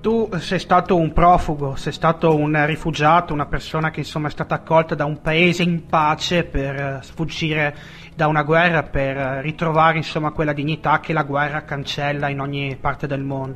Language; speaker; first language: Italian; native; Italian